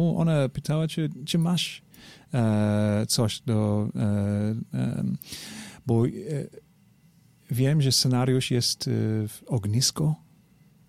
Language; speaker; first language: Polish; non-native, learner; English